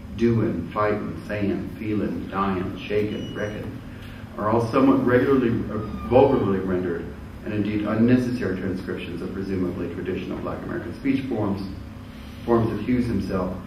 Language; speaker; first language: English; native; English